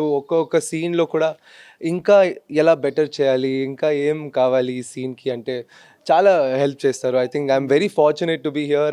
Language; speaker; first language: Telugu; non-native, local second language; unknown